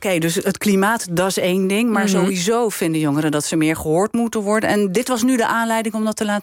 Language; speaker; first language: Dutch; native; Dutch